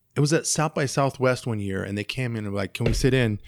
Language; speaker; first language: English; native; English